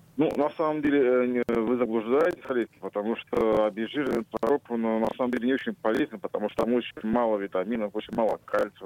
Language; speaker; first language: Russian; native; Russian